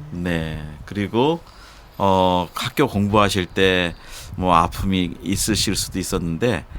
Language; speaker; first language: Korean; native; Korean